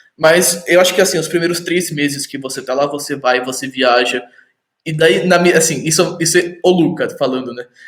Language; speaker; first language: Portuguese; native; Portuguese